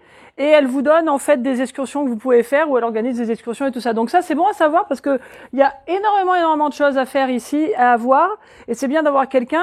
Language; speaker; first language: French; native; French